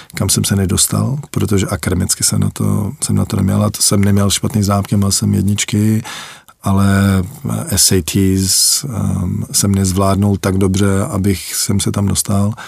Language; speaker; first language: Czech; early bilingual, heritage; Czech